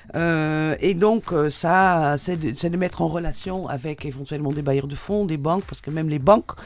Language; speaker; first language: French; non-native, fluent; Dutch